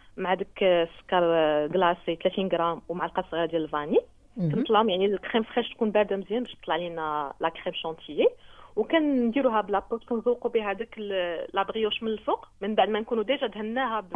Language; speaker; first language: Arabic; native; Arabic